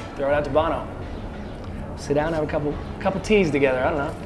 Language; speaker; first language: English; native; English